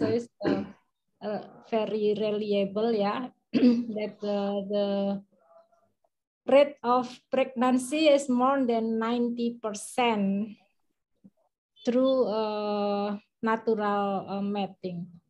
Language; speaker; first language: English; non-native, fluent; Indonesian